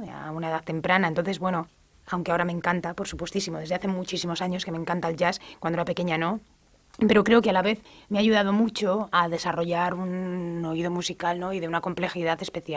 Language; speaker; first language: Spanish; native; Spanish